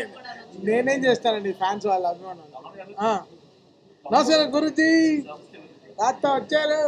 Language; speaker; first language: Telugu; native; Telugu